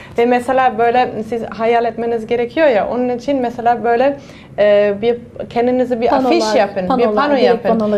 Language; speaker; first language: Turkish; non-native, fluent; German